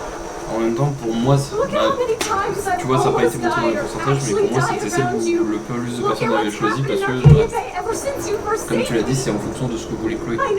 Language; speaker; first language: French; native; French